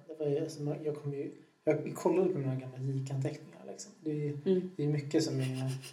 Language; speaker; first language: Swedish; native; Swedish